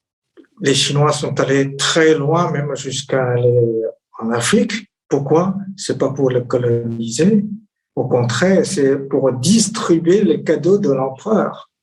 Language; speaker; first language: French; non-native, fluent; Chinese